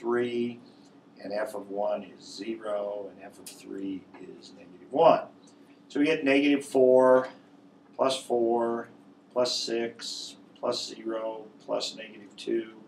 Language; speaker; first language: English; native; English